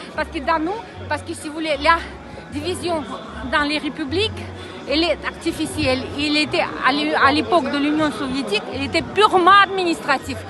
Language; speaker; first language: French; non-native, fluent; Russian